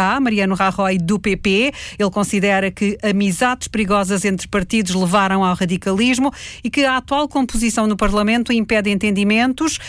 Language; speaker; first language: Portuguese; native; Portuguese